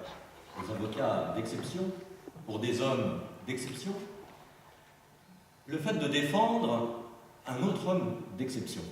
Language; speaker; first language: French; native; French